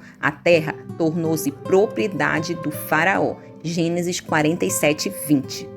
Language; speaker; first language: Portuguese; native; Portuguese